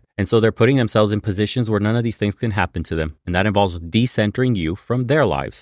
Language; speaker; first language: English; native; English